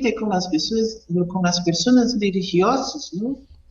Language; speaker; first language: Spanish; non-native, learner; Portuguese